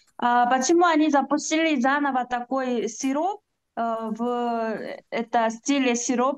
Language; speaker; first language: Russian; non-native, learner; Korean